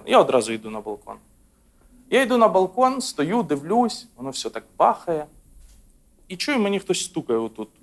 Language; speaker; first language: Ukrainian; non-native, local second language; Russian